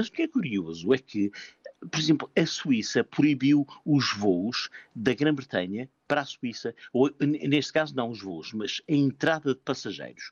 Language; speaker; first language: Portuguese; native; Portuguese